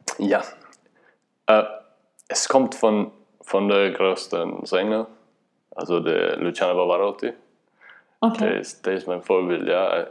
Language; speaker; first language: German; non-native, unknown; Albanian